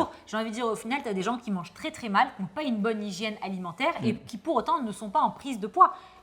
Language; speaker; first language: French; native; French